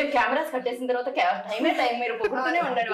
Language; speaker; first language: Telugu; native; Telugu